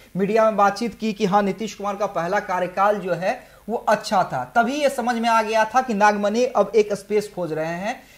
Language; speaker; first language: Hindi; native; Hindi